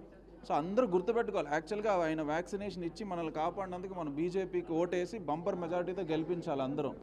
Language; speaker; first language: Telugu; native; Telugu